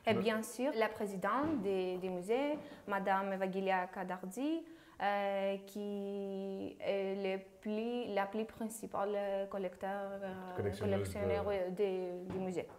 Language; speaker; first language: French; non-native, fluent; Greek